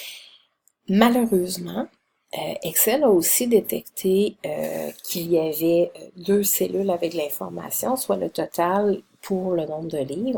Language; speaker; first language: French; native; French